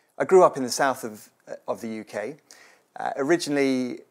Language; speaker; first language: English; native; English